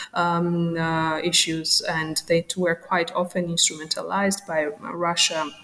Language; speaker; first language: English; non-native, fluent; Georgian